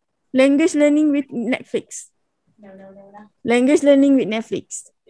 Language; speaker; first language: English; non-native, local second language; Malay